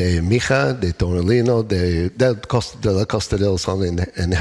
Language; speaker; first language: Spanish; non-native, learner; English